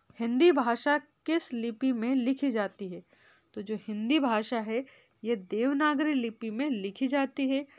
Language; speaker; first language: Hindi; native; Hindi